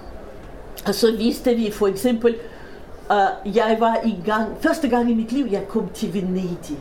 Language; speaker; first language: Danish; non-native, fluent; Russian